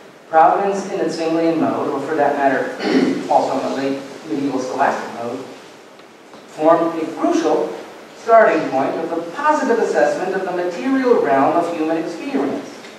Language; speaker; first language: English; native; English